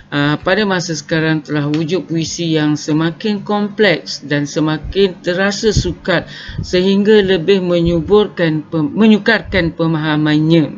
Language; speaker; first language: Malay; native; Malay